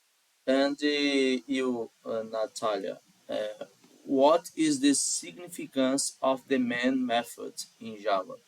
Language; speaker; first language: English; non-native, learner; Portuguese